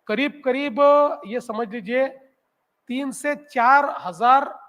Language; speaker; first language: Hindi; non-native, local second language; Marathi